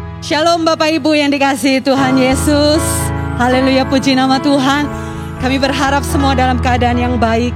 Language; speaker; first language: Indonesian; native; Indonesian